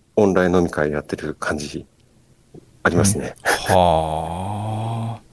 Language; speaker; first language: Japanese; native; Japanese